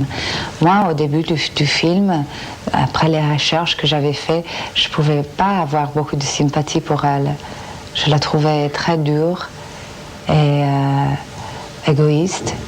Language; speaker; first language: French; non-native, fluent; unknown